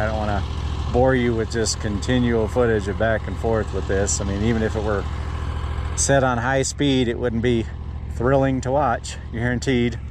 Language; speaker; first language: English; native; English